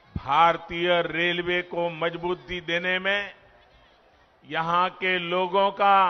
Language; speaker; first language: Hindi; native; Hindi